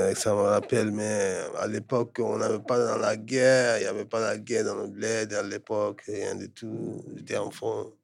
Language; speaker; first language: French; non-native, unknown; English